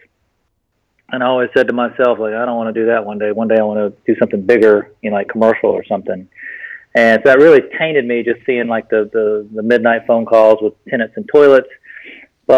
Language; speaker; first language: English; native; English